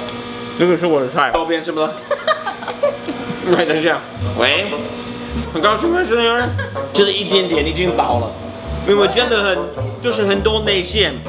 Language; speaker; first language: Chinese; non-native, fluent; English